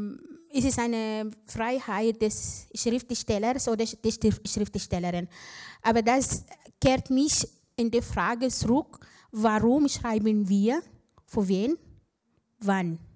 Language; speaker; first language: German; non-native, fluent; Arabic